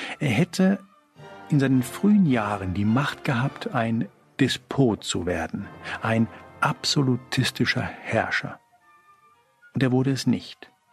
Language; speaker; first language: German; early bilingual, other home language; Spanish